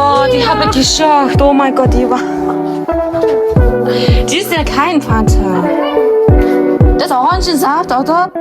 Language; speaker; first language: German; non-native, learner; Mongolian